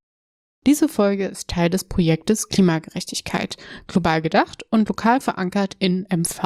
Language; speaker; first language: German; native; German